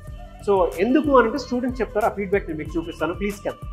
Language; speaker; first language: Telugu; native; Telugu